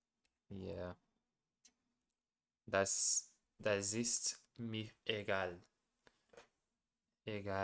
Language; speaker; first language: German; non-native, learner; English